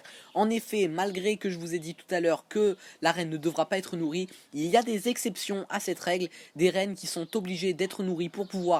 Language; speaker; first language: French; native; French